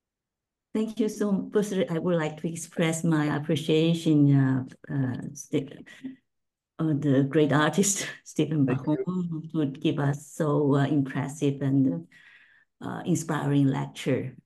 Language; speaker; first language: English; non-native, fluent; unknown